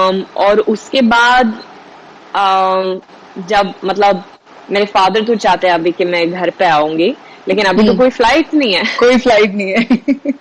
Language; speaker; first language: Hindi; non-native, learner; Swedish